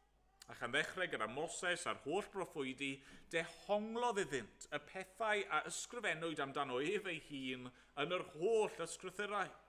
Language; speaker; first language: Welsh; native; Welsh